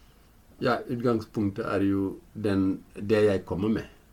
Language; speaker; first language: Norwegian; non-native, fluent; Fula